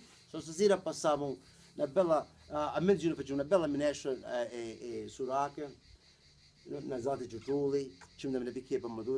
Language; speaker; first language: Italian; early bilingual, heritage; Italian